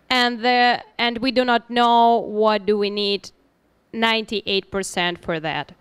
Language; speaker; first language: English; non-native, learner; Russian